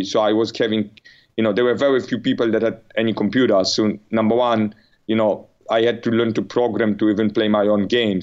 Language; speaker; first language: English; non-native, fluent; Polish